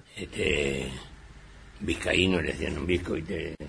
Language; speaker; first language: Spanish; native; Spanish